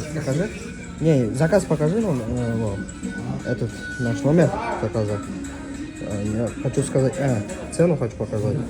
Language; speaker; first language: Russian; non-native, local second language; Uzbek